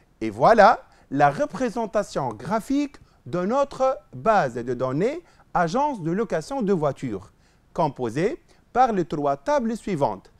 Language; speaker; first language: French; non-native, local second language; Arabic